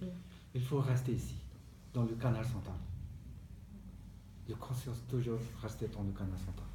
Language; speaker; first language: French; non-native, learner; Tibetan